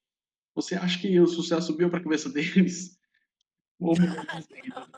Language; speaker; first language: Portuguese; native; Portuguese